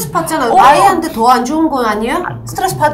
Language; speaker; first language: Korean; non-native, local second language; Uzbek